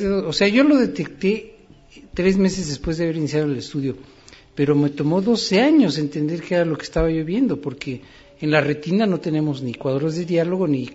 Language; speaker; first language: Spanish; native; Spanish